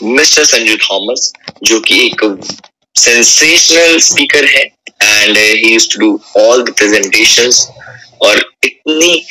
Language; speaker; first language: Hindi; native; Hindi